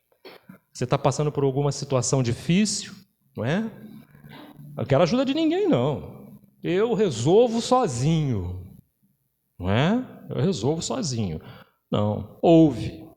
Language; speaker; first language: Portuguese; native; Portuguese